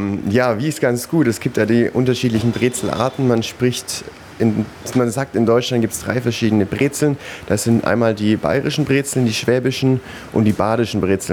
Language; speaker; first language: German; native; German